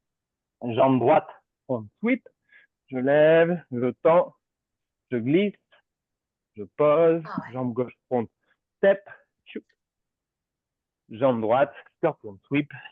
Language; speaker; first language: French; native; French